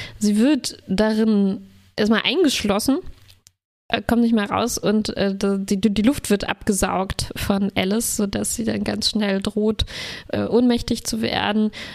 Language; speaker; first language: German; native; German